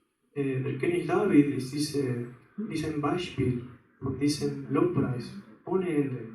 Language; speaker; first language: German; non-native, fluent; Spanish